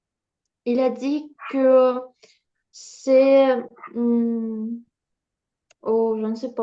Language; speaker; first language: French; non-native, learner; Ukrainian